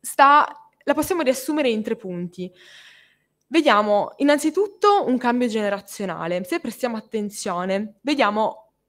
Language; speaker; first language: Italian; native; Italian